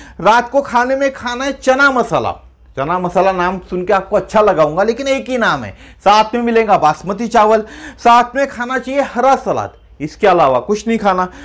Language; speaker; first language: Hindi; non-native, local second language; Marathi